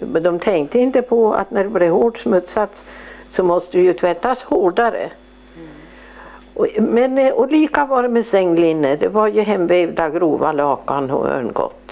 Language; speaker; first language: Swedish; native; Swedish